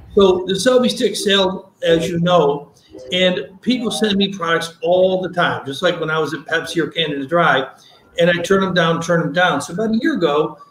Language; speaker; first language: English; native; English